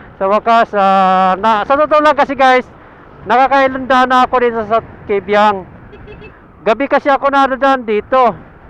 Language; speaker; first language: Filipino; native; Filipino